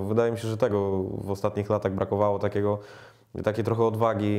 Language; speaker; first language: Polish; native; Polish